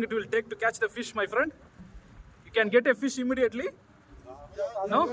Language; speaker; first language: English; non-native, local second language; Tamil